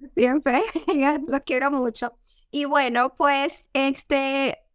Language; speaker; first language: Spanish; native; Spanish